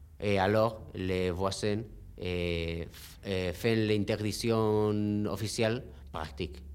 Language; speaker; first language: French; non-native, learner; Spanish